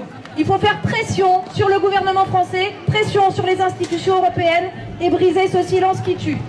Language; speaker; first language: French; native; French